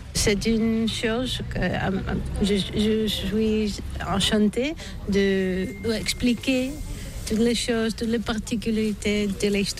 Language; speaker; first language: French; non-native, learner; Bulgarian